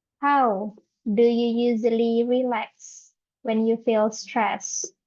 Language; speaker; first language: English; non-native, fluent; Indonesian